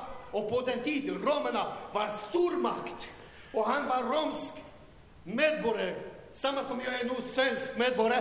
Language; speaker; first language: Swedish; non-native, learner; Romanian